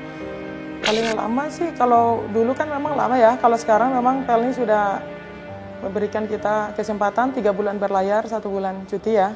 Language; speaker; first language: Indonesian; native; Indonesian